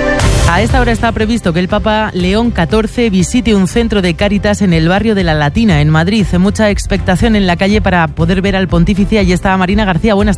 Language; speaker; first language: Spanish; native; Spanish